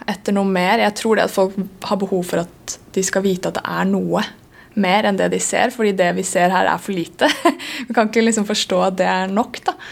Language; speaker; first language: Norwegian; native; Norwegian